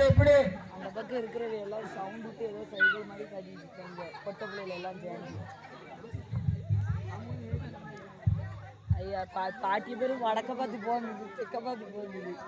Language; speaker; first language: Tamil; native; Tamil